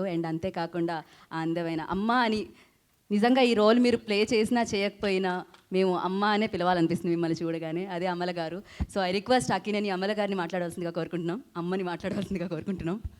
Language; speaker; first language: Telugu; native; Telugu